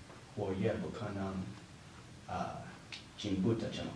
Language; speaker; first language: Chinese; non-native, learner; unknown